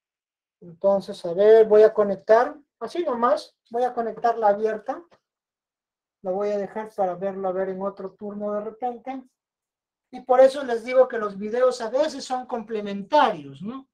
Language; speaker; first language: Spanish; native; Spanish